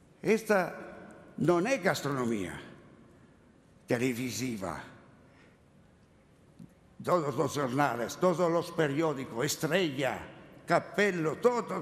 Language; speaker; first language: Spanish; non-native, learner; Italian